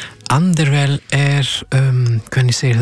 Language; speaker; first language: Icelandic; non-native, fluent; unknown